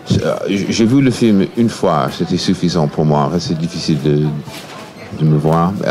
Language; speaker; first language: French; non-native, fluent; English